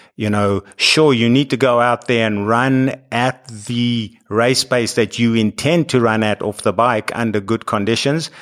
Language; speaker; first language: English; native; English